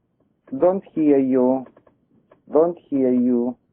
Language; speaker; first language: English; non-native, learner; Lithuanian